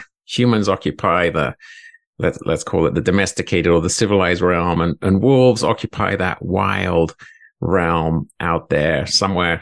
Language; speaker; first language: English; native; English